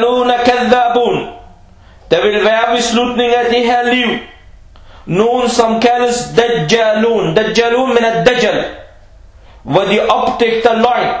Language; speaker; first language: Danish; early bilingual, other home language; Arabic